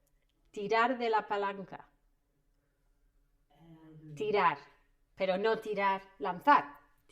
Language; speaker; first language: Spanish; non-native, fluent; English